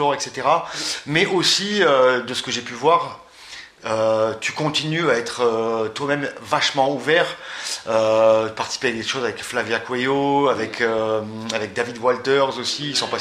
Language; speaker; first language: French; native; French